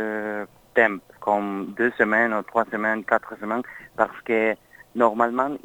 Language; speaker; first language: French; non-native, learner; Spanish